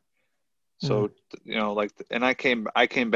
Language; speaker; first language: English; native; English